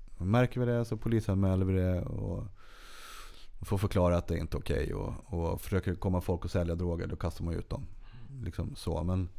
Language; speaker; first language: Swedish; native; Swedish